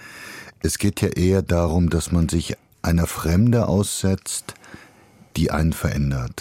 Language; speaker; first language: German; early bilingual, other home language; Bulgarian